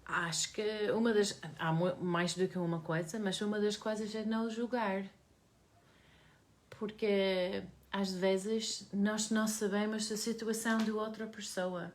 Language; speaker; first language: Portuguese; non-native, learner; English